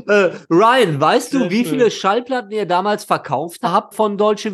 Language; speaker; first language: German; native; German